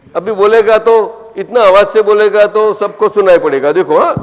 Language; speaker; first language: Hindi; non-native, local second language; Gujarati